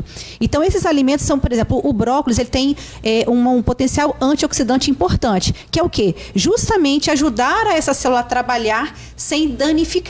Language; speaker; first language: Portuguese; native; Portuguese